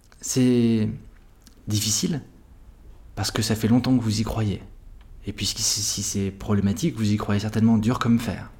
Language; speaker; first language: French; native; French